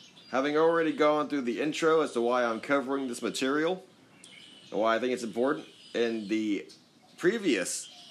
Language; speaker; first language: English; native; English